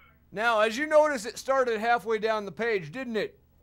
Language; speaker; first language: English; native; English